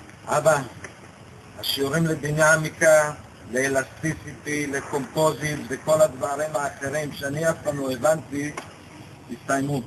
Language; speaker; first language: Hebrew; early bilingual, other home language; Romanian